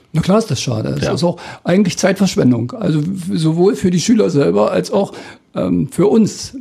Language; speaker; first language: German; native; German